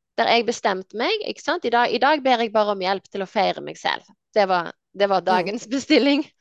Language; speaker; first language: Norwegian; native; Norwegian